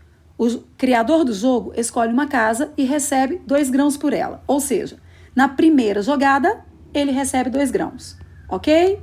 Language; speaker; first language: Portuguese; native; Portuguese